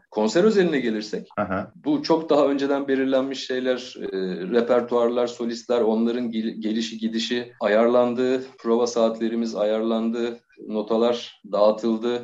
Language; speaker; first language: Turkish; native; Turkish